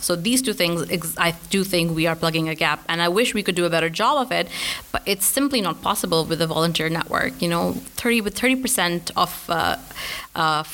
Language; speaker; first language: English; non-native, local second language; Urdu